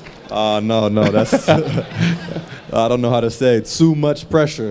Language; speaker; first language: English; native; English